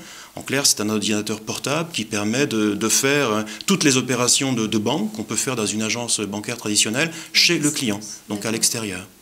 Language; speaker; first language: French; native; French